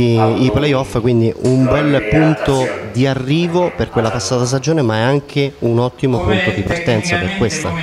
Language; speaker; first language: Italian; native; Italian